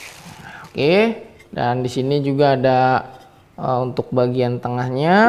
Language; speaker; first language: Indonesian; native; Indonesian